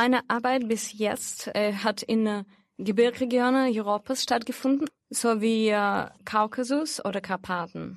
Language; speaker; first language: German; non-native, fluent; Russian